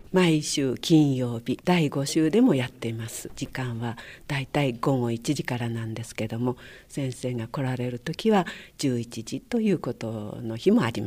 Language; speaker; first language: Japanese; native; Japanese